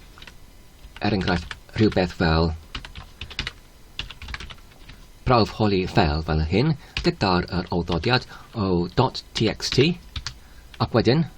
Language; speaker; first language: Welsh; non-native, learner; Polish